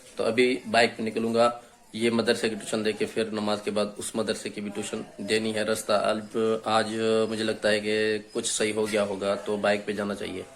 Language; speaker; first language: Urdu; non-native, local second language; Sindhi